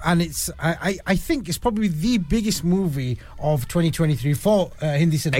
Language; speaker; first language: English; early bilingual, other home language; Hindi